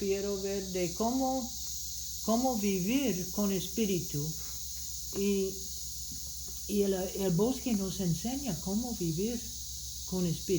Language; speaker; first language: Spanish; non-native, fluent; English